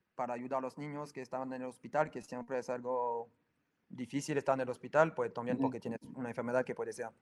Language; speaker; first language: Spanish; non-native, fluent; French